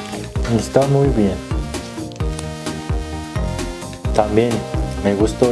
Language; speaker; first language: Spanish; non-native, learner; Turkish